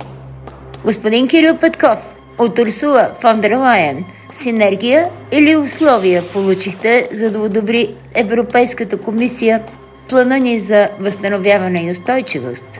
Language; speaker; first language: Bulgarian; native; Bulgarian